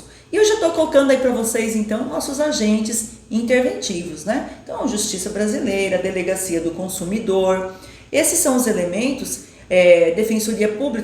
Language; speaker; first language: Portuguese; native; Portuguese